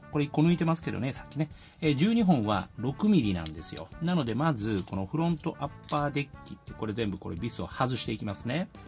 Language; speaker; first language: Japanese; native; Japanese